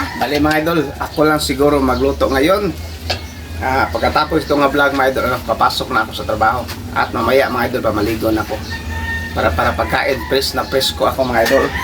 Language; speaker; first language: Filipino; non-native, local second language; Cebuano